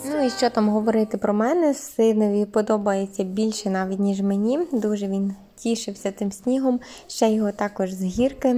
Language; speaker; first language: Ukrainian; native; Ukrainian